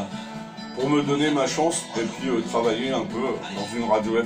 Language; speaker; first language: French; native; French